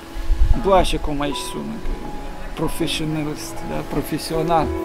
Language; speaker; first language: Romanian; non-native, local second language; Russian